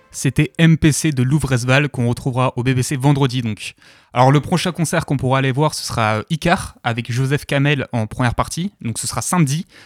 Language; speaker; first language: French; native; French